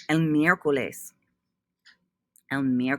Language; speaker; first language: Spanish; non-native, fluent; English